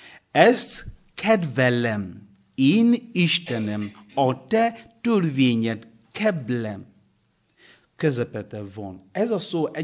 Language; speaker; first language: Hungarian; non-native, learner; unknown